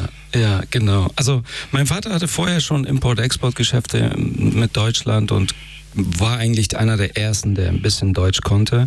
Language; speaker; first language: German; early bilingual, other home language; Persian